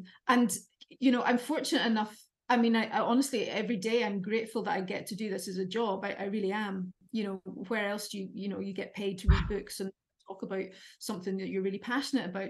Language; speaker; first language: English; native; English